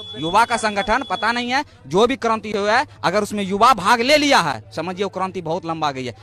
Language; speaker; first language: Hindi; native; Hindi